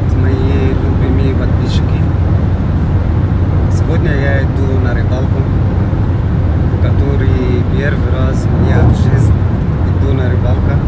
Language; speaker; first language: Russian; non-native, learner; Arabic